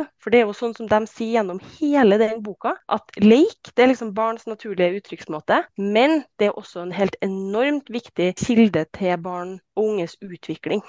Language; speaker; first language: Norwegian; native; Norwegian